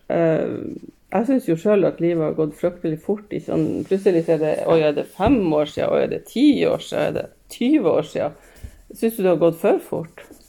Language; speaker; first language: Norwegian; native; Norwegian